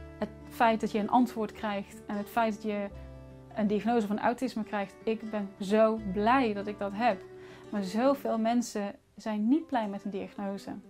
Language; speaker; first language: Dutch; non-native, fluent; English